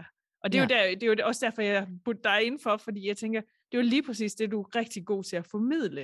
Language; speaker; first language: Danish; native; Danish